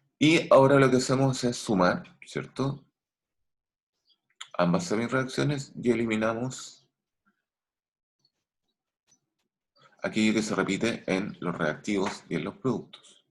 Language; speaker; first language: Spanish; native; Spanish